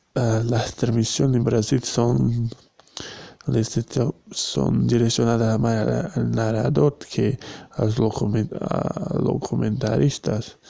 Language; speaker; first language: Spanish; non-native, learner; Portuguese